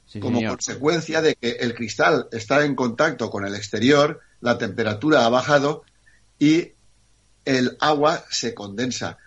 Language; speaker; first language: Spanish; native; Spanish